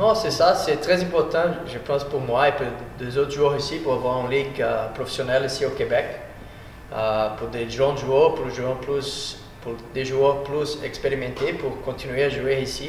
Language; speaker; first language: French; non-native, fluent; Portuguese